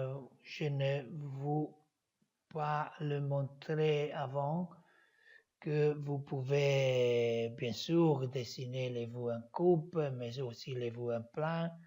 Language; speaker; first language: French; non-native, learner; Italian